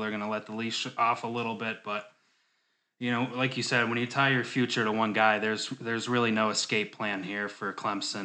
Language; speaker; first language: English; native; English